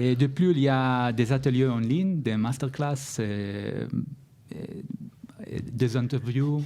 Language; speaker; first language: French; non-native, learner; Hebrew